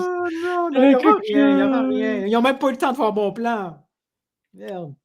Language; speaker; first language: French; native; French